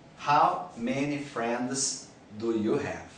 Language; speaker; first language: English; non-native, fluent; Portuguese